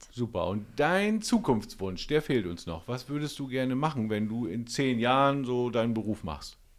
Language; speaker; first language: German; native; German